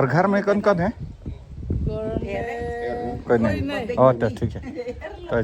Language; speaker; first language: Hindi; non-native, local second language; Khasi